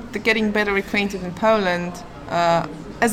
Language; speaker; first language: English; non-native, fluent; Polish